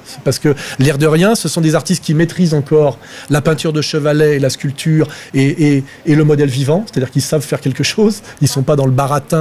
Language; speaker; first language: French; native; French